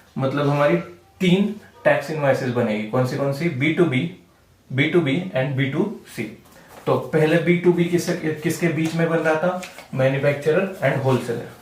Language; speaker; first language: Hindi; non-native, local second language; Marathi